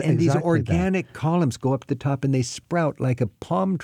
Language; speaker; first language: English; native; English